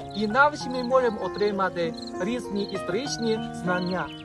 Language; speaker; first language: Ukrainian; non-native, fluent; Chinese